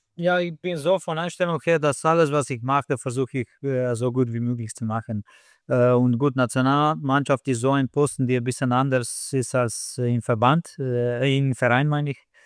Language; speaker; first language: German; non-native, fluent; Slovenian